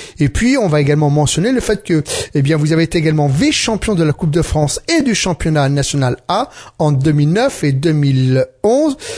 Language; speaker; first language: French; native; French